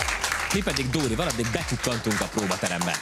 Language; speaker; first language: Hungarian; native; Hungarian